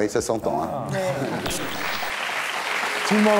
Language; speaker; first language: French; native; French